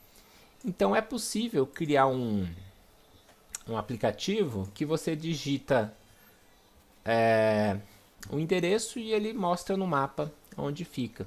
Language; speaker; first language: Portuguese; native; Portuguese